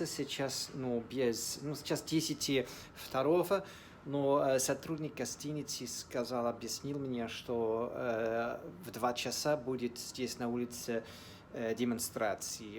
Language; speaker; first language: Russian; non-native, fluent; English